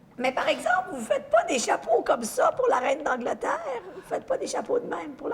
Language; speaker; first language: French; native; French